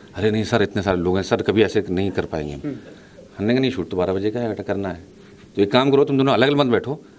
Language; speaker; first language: Hindi; native; Hindi